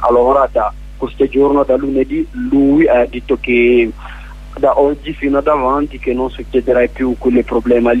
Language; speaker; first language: Italian; non-native, learner; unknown